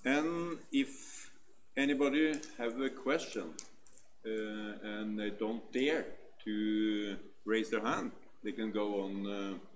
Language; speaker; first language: English; non-native, fluent; Norwegian